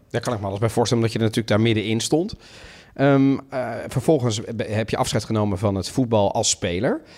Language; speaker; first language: Dutch; early bilingual, other home language; Italian